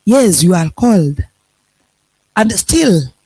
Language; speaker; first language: English; non-native, local second language; Swahili